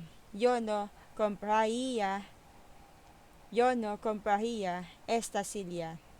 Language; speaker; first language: Spanish; non-native, learner; Filipino